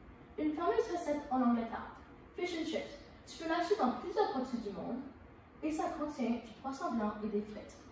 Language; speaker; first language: French; non-native, learner; English